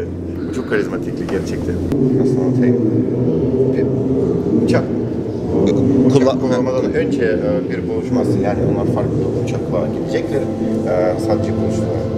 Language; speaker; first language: Turkish; non-native, learner; Russian